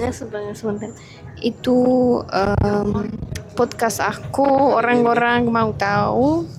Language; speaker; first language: Indonesian; non-native, learner; Czech